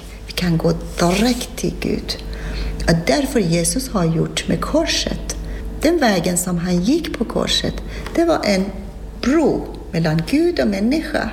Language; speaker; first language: Swedish; non-native, learner; Persian